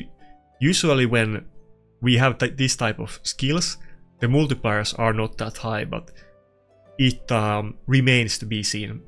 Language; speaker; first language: English; non-native, fluent; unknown